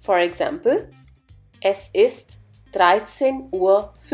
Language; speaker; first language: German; non-native, fluent; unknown